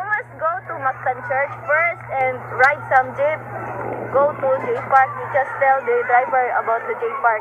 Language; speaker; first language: English; non-native, local second language; Cebuano